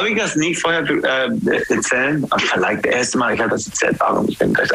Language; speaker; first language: German; non-native, learner; English